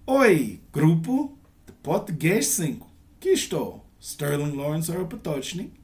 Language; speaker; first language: Portuguese; non-native, learner; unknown